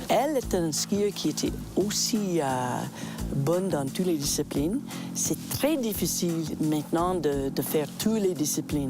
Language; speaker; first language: French; non-native, local second language; English